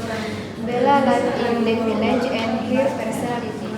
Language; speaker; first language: English; non-native, learner; Indonesian